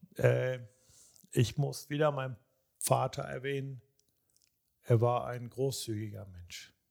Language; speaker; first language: German; early bilingual, other home language; Turkish